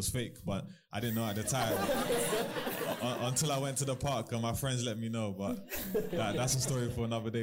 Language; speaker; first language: English; native; English